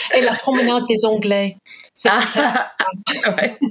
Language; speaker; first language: French; non-native, fluent; English